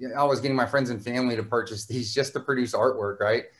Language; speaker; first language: English; native; English